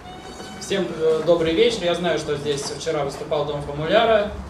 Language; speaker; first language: Russian; native; Russian